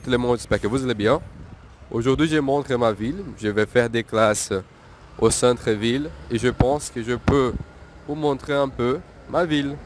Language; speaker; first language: French; non-native, fluent; Portuguese